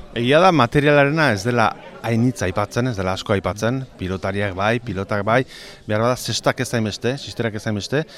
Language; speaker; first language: Basque; native; Basque